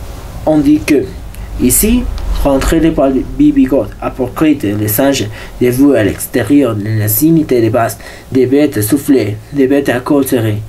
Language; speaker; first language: French; non-native, learner; Spanish